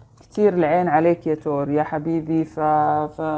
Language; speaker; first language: Arabic; native; Arabic